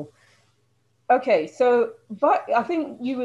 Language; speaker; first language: English; native; English